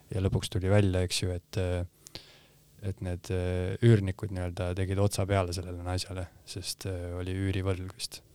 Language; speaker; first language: Estonian; native; Estonian